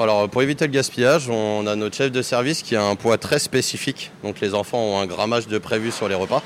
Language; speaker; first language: French; native; French